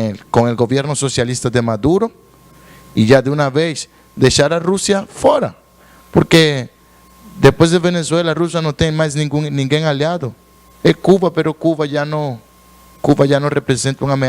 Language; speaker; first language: Portuguese; non-native, learner; Spanish